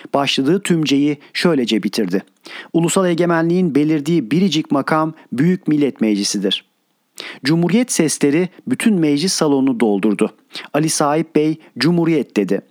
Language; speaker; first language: Turkish; native; Turkish